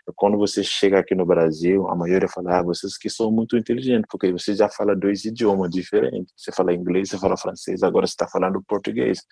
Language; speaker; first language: Portuguese; non-native, fluent; Dyula